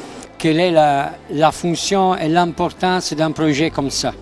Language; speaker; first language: French; non-native, fluent; Italian